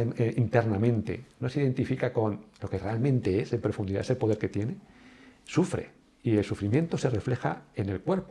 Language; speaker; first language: Spanish; native; Spanish